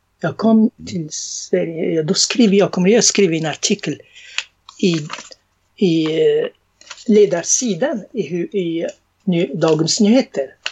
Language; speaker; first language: Swedish; non-native, fluent; Arabic